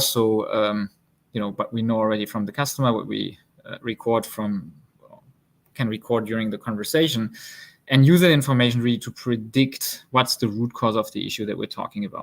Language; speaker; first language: English; non-native, fluent; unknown